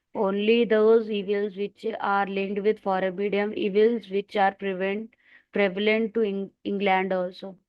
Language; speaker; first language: English; non-native, local second language; Punjabi